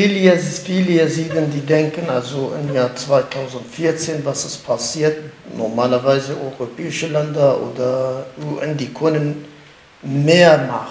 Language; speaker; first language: German; non-native, learner; Kurdish